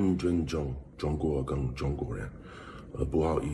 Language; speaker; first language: Chinese; non-native, learner; English